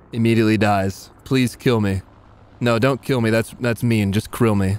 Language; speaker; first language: English; native; English